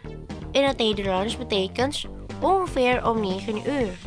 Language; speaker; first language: Dutch; non-native, learner; Indonesian